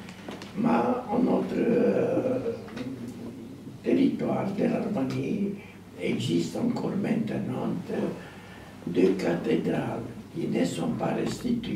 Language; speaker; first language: French; non-native, learner; Romanian